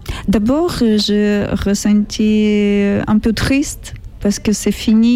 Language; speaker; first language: French; non-native, learner; Ukrainian